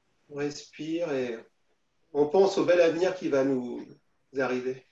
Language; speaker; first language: French; native; French